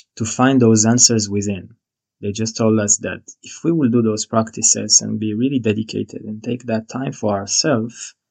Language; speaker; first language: English; non-native, fluent; Hebrew